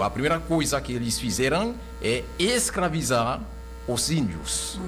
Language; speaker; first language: Portuguese; non-native, local second language; Haitian Creole